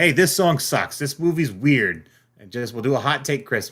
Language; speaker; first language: English; native; English